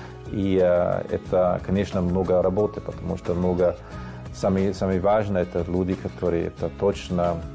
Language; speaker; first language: Russian; non-native, learner; German